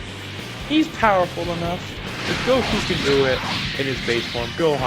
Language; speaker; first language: English; native; English